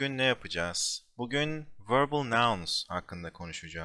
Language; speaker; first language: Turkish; non-native, fluent; English